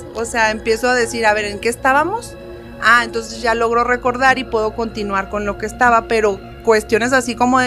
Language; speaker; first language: Spanish; native; Spanish